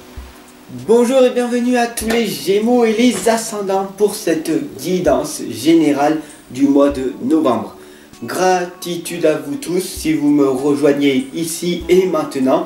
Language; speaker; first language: French; native; French